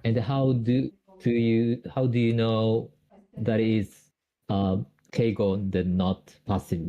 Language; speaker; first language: English; non-native, fluent; Japanese